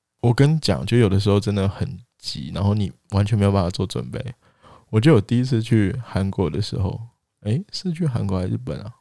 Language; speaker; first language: Chinese; non-native, local second language; Wu Chinese